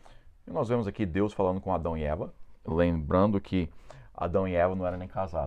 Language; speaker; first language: Portuguese; non-native, fluent; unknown